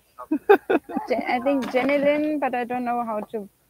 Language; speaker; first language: English; non-native, fluent; German